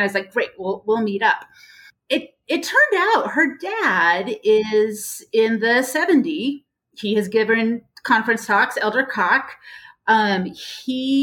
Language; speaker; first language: English; native; English